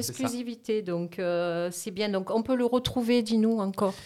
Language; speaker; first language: French; native; French